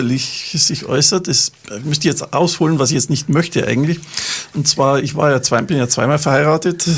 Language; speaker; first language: German; native; German